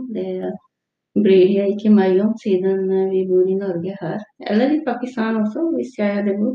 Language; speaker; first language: Norwegian; non-native, fluent; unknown